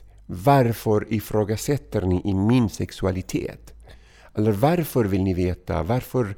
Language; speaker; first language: Swedish; non-native, fluent; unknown